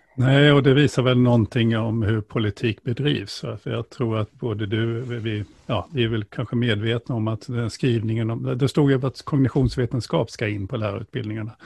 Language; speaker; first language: Swedish; native; Swedish